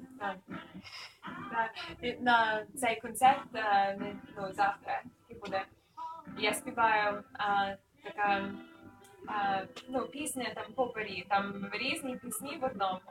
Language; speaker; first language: Ukrainian; early bilingual, other home language; English